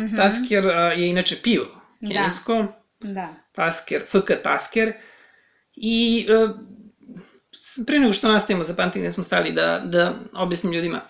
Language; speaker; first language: Serbian; native; Serbian